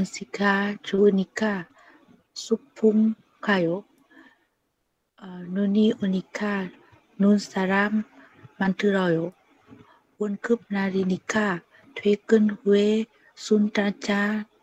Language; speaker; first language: Korean; non-native, learner; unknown